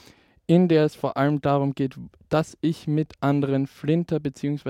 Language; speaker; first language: German; native; German